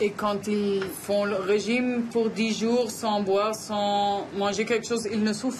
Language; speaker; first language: French; non-native, fluent; German